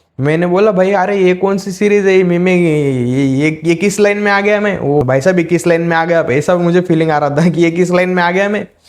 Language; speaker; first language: Hindi; non-native, local second language; Marathi